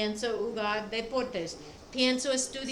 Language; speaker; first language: Spanish; non-native, fluent; English